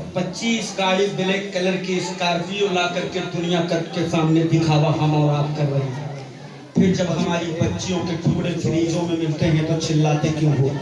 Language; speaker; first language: Hindi; native; Hindi